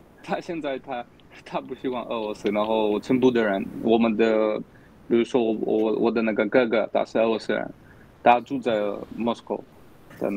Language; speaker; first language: Chinese; non-native, learner; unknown